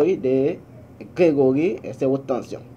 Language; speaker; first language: Portuguese; non-native, learner; Haitian Creole